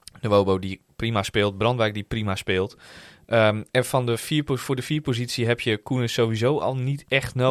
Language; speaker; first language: Dutch; native; Dutch